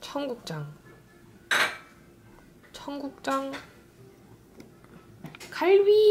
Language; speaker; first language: Korean; native; Korean